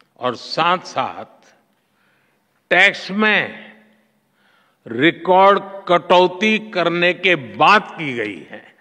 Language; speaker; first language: Hindi; non-native, local second language; Gujarati